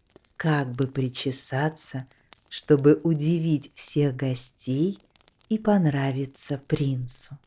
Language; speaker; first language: Russian; native; Russian